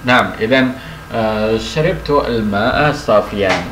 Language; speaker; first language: Arabic; non-native, fluent; Indonesian